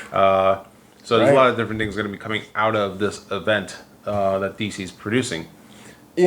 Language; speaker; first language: English; native; English